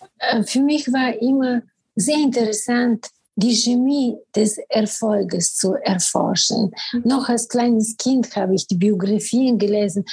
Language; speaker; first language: German; non-native, fluent; Bulgarian